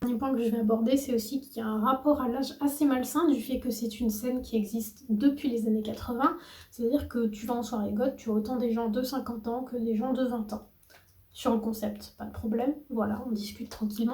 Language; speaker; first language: French; native; French